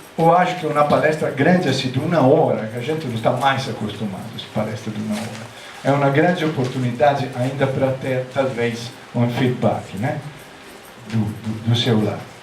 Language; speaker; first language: Portuguese; non-native, fluent; Italian